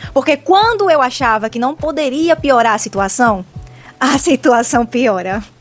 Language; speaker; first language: Portuguese; native; Portuguese